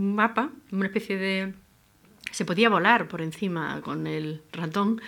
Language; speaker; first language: Spanish; native; Spanish